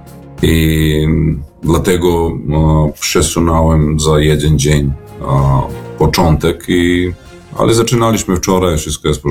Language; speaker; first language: Polish; non-native, learner; Serbian